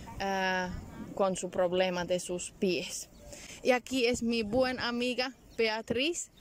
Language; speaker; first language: Spanish; non-native, learner; Finnish